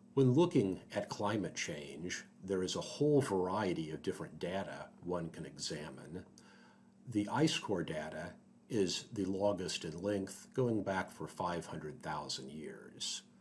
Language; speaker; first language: English; native; English